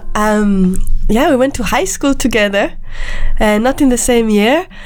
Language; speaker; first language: English; non-native, fluent; Hebrew